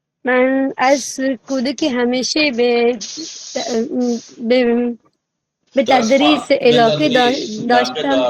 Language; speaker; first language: Persian; non-native, fluent; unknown